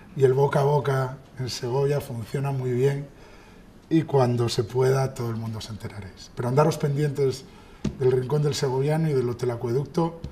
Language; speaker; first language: Spanish; native; Spanish